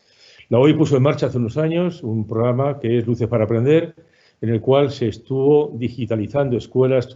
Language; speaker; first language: Spanish; native; Spanish